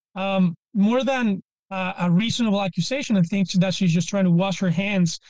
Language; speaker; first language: English; non-native, fluent; Spanish